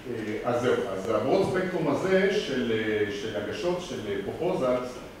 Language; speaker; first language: Hebrew; non-native, fluent; French